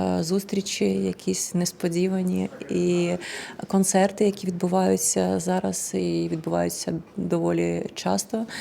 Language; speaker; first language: Ukrainian; non-native, local second language; Russian